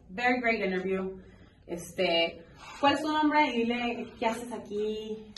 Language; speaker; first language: Spanish; native; Spanish